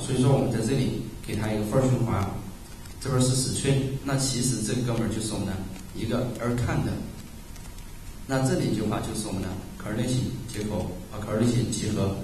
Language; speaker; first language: Chinese; native; Chinese